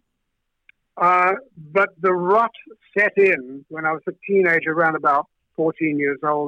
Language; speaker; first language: English; native; English